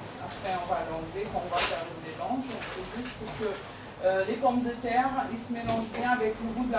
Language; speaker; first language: French; non-native, fluent; Portuguese